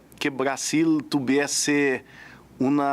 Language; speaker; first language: Spanish; non-native, fluent; Portuguese